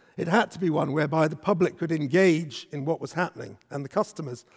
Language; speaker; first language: English; native; English